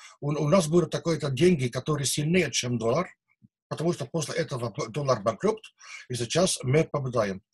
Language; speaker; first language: Russian; non-native, learner; Dutch